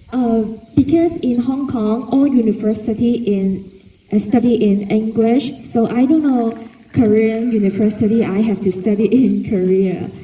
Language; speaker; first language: English; non-native, fluent; Cantonese